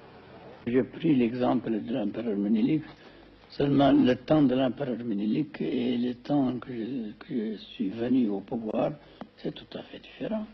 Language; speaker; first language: French; non-native, fluent; Amharic